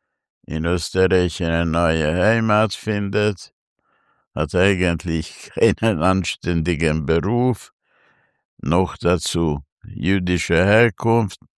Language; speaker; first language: German; non-native, fluent; Hungarian